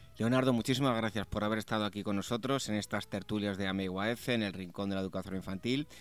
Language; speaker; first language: Spanish; native; Spanish